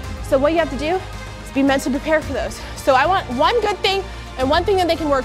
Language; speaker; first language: English; native; English